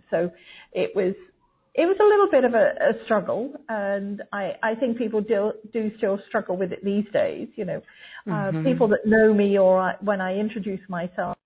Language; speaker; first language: English; native; English